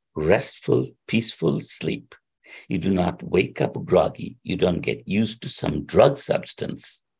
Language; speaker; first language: English; non-native, local second language; Bangla